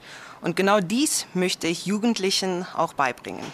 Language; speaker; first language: German; non-native, fluent; Afrikaans